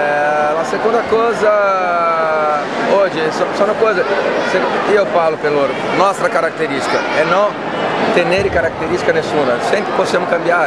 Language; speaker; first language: Italian; non-native, fluent; Portuguese